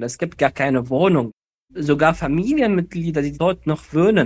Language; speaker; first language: German; non-native, fluent; Arabic